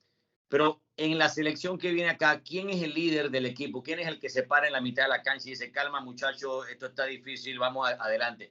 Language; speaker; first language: Spanish; native; Spanish